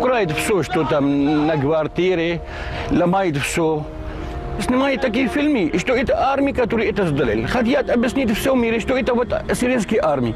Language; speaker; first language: Russian; non-native, learner; Arabic